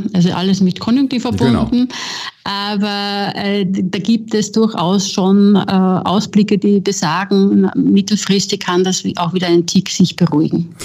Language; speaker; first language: German; native; German